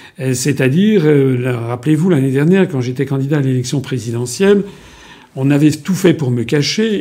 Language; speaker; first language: French; native; French